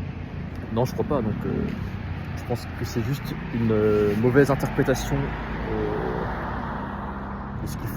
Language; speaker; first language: French; native; French